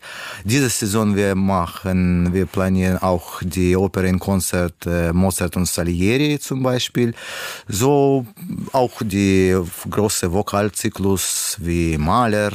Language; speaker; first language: German; non-native, learner; Russian